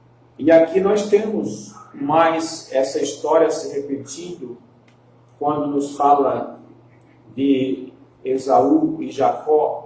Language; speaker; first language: Portuguese; native; Portuguese